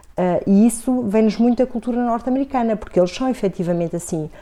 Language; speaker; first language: Portuguese; native; Portuguese